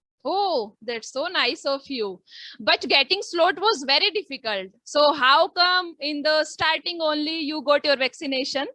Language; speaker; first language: English; non-native, local second language; Hindi